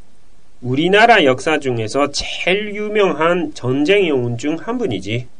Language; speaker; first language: Korean; non-native, fluent; Japanese